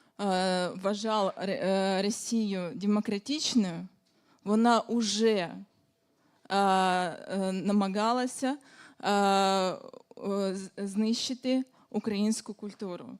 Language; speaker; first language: Ukrainian; non-native, fluent; Russian